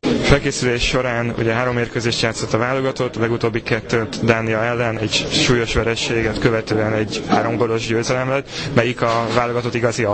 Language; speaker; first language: Hungarian; native; Hungarian